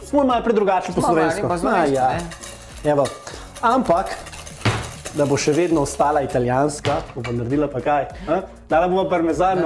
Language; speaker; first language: Slovenian; native; Slovenian